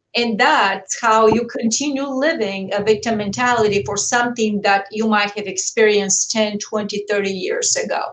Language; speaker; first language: English; non-native, fluent; Bulgarian